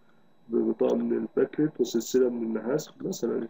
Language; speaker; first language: Arabic; native; Arabic